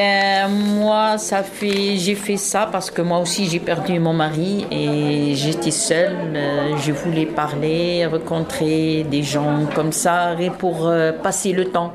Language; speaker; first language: French; non-native, fluent; Arabic